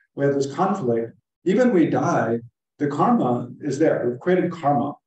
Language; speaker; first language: English; native; English